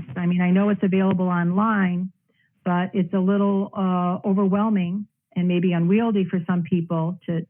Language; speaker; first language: English; native; English